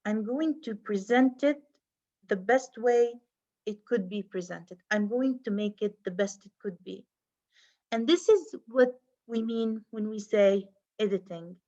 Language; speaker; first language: English; non-native, fluent; Arabic